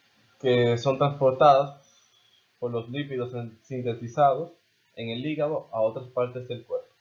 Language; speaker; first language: Spanish; native; Spanish